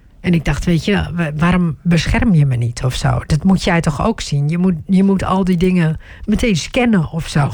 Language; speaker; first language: Dutch; early bilingual, other home language; Turkish